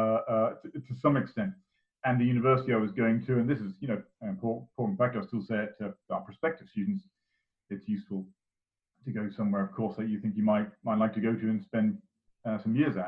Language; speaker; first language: English; native; English